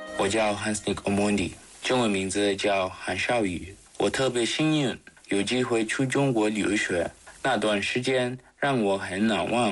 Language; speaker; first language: Chinese; non-native, fluent; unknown